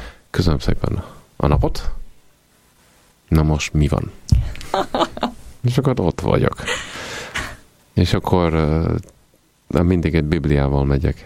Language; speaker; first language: Hungarian; non-native, fluent; Italian